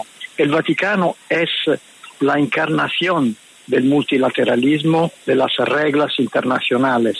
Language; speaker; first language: Spanish; non-native, fluent; Italian